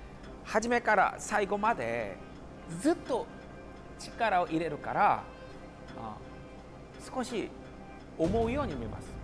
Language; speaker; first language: Japanese; non-native, fluent; Korean